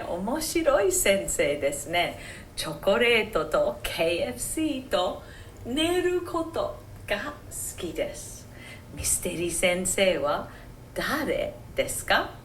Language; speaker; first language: Japanese; non-native, fluent; English